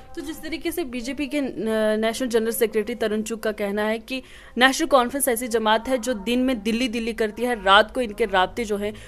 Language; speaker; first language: Hindi; non-native, local second language; Kashmiri